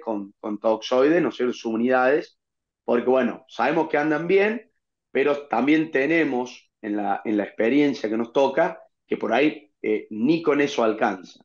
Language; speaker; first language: Spanish; native; Spanish